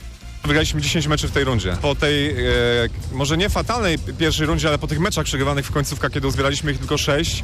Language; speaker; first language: Polish; native; Polish